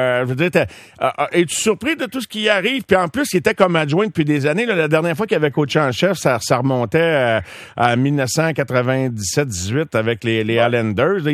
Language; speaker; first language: French; native; French